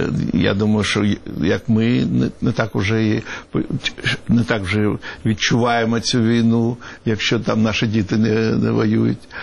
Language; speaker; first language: Ukrainian; non-native, local second language; Russian